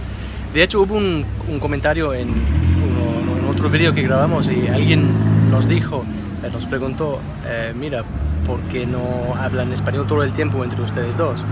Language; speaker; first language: Spanish; non-native, fluent; English